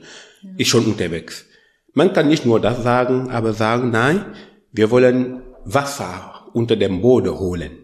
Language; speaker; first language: German; non-native, learner; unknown